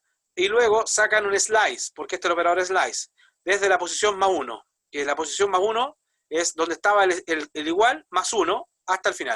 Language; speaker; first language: Spanish; native; Spanish